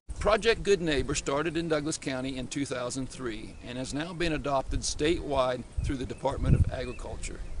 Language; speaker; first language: English; native; English